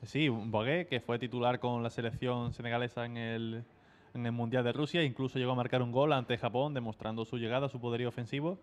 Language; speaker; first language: Spanish; native; Spanish